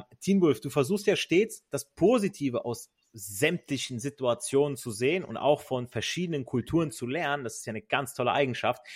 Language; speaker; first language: German; native; German